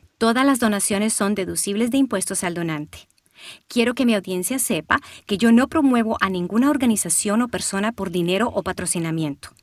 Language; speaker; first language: Spanish; early bilingual, heritage; Spanish